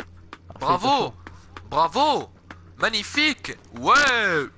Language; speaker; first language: French; native; French